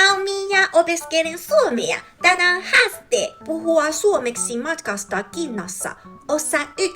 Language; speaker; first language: Finnish; non-native, learner; Chinese